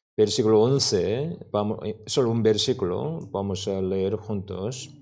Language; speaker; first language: Spanish; non-native, learner; Korean